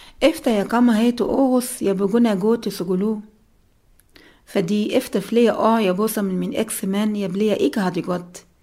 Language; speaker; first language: Danish; non-native, learner; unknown